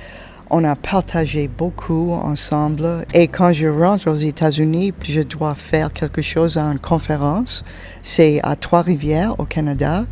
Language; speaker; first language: French; non-native, fluent; English